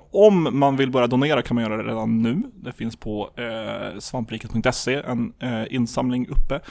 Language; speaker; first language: Swedish; native; Swedish